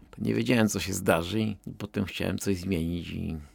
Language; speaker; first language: Polish; native; Polish